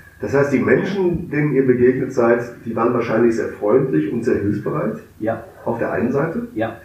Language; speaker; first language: German; native; German